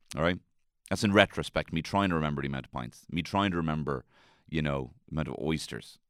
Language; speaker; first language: English; native; English